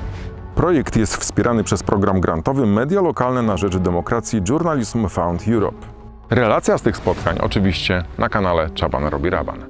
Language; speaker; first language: Polish; native; Polish